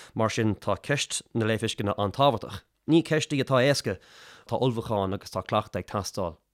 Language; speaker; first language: Irish; native; Irish